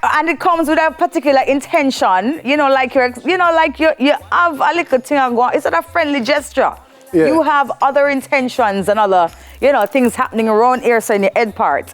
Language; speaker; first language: English; native; English